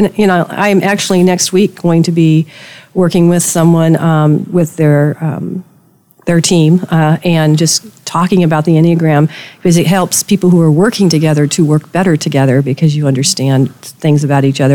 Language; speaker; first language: English; native; English